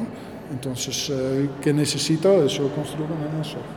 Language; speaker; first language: Spanish; non-native, learner; Dutch